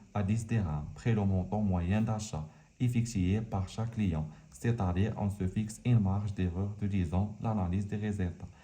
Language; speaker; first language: French; non-native, local second language; Arabic